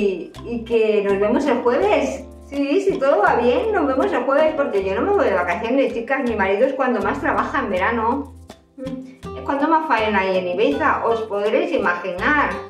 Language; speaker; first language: Spanish; native; Spanish